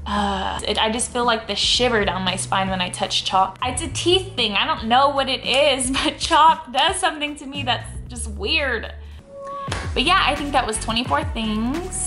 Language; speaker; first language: English; native; English